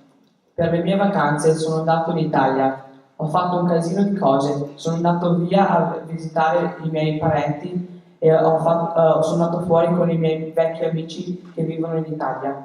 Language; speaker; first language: Italian; early bilingual, heritage; Italian